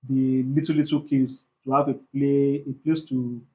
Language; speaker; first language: English; non-native, local second language; Yoruba